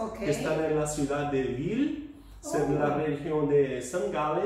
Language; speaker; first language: Spanish; non-native, fluent; Portuguese